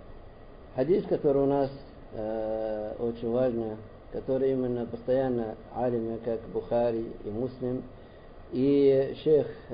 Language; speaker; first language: Russian; non-native, learner; Arabic